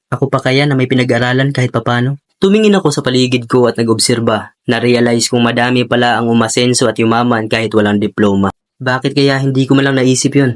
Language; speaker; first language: Filipino; non-native, local second language; Cebuano